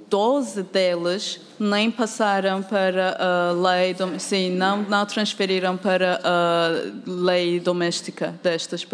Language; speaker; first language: Portuguese; non-native, fluent; Turkish